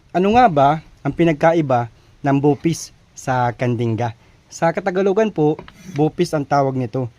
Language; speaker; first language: Filipino; non-native, local second language; Bikol